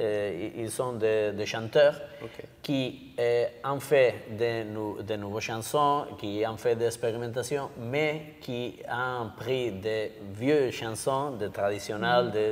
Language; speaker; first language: French; non-native, learner; Basque